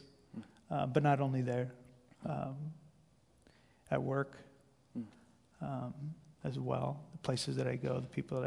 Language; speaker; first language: English; native; English